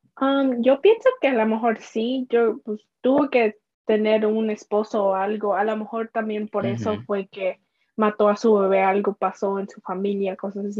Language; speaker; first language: Spanish; early bilingual, heritage; Spanish